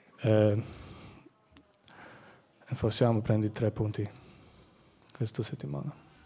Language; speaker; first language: Italian; non-native, learner; English